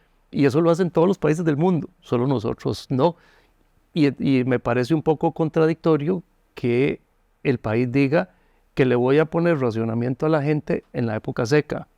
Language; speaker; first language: Spanish; native; Spanish